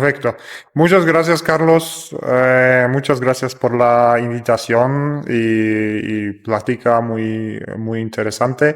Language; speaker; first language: Spanish; non-native, fluent; Polish